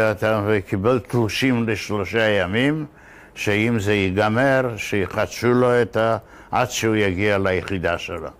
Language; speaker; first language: Hebrew; non-native, fluent; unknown